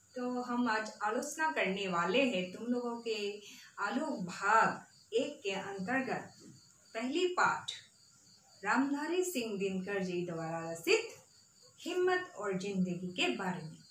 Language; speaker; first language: Hindi; non-native, local second language; Assamese